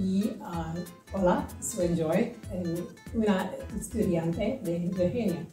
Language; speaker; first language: Spanish; non-native, learner; English